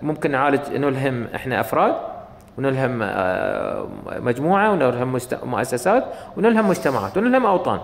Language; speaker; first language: Arabic; native; Arabic